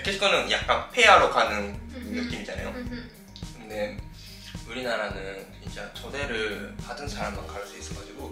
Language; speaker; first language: Korean; non-native, fluent; Japanese